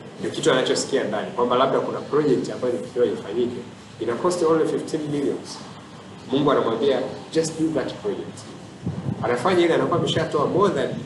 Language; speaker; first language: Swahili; native; Swahili